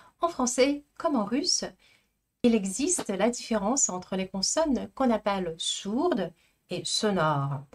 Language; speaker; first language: French; non-native, fluent; Russian